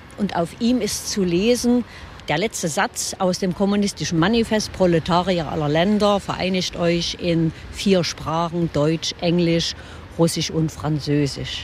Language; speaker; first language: German; native; German